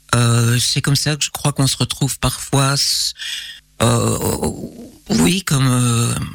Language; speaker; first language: French; native; French